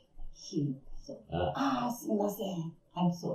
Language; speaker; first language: English; non-native, learner; Japanese